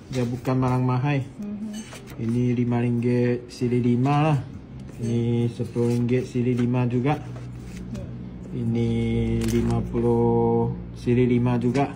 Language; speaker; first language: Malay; non-native, local second language; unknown